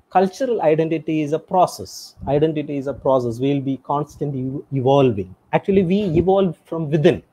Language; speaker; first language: English; non-native, local second language; Tamil